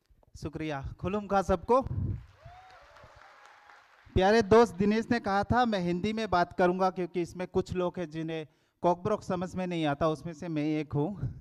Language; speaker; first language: Hindi; non-native, local second language; Kok Borok